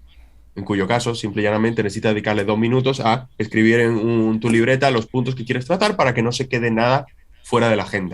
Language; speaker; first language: Spanish; native; Spanish